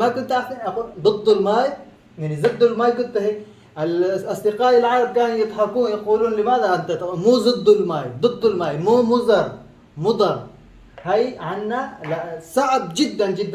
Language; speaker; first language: Arabic; non-native, learner; Pashto